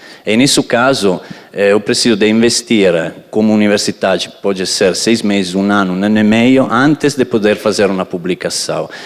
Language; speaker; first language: Portuguese; non-native, fluent; Italian